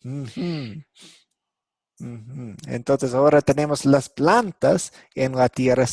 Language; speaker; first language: Spanish; non-native, fluent; English